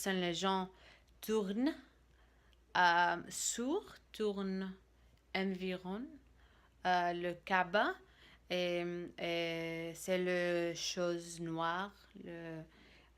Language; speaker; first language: French; non-native, learner; English